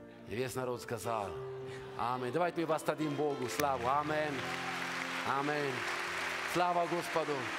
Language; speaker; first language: Russian; non-native, learner; Norwegian